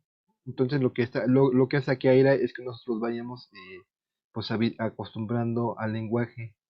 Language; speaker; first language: Spanish; native; Spanish